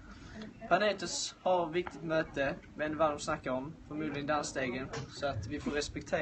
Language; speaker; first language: Swedish; native; Swedish